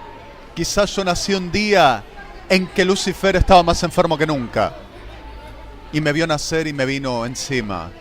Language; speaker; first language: Spanish; native; Spanish